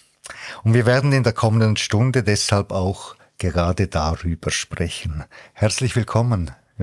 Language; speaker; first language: German; native; German